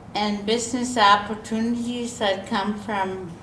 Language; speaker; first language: English; native; English